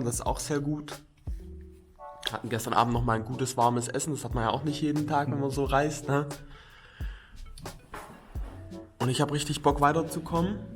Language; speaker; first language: German; native; German